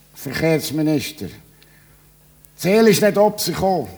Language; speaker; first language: German; native; German